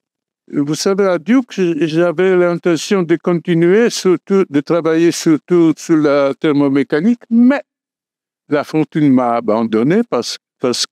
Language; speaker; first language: French; non-native, fluent; Polish